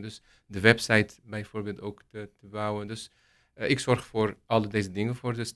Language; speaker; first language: Dutch; non-native, learner; Arabic